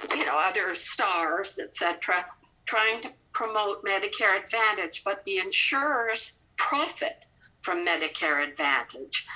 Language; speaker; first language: English; native; English